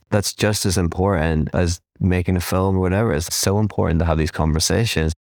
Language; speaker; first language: English; native; English